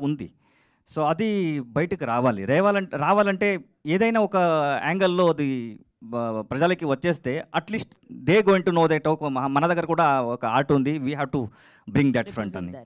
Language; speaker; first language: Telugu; non-native, learner; Kannada